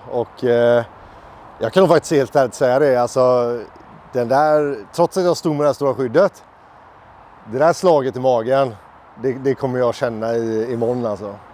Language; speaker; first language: Swedish; native; Swedish